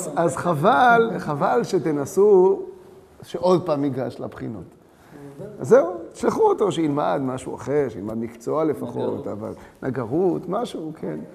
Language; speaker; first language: Hebrew; early bilingual, other home language; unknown